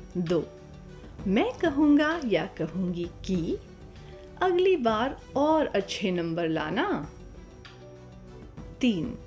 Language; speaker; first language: Hindi; native; Hindi